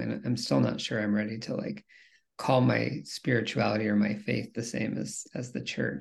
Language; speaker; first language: English; native; English